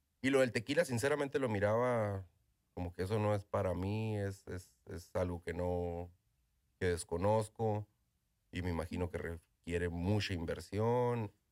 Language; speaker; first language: Spanish; native; Spanish